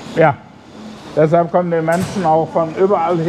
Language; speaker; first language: German; native; German